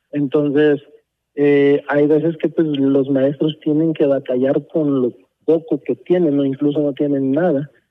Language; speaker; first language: Spanish; early bilingual, heritage; Spanish